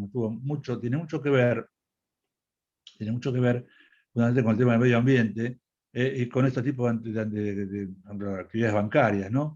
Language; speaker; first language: Spanish; native; Spanish